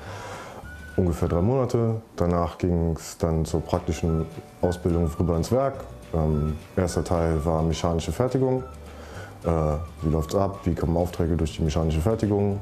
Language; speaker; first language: German; native; German